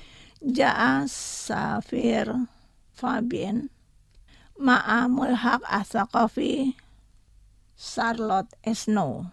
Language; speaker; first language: Arabic; non-native, fluent; Indonesian